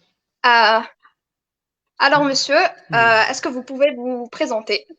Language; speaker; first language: French; non-native, local second language; Arabic